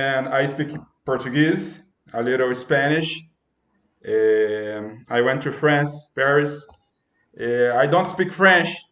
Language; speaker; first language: English; non-native, learner; Portuguese